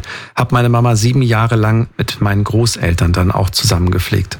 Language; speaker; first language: German; native; German